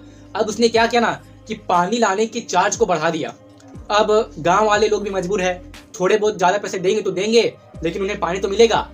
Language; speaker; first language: Hindi; native; Hindi